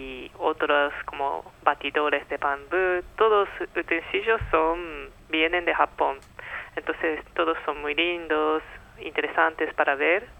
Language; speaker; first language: Spanish; non-native, fluent; Japanese